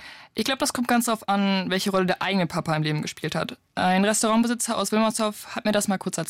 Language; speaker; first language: German; native; German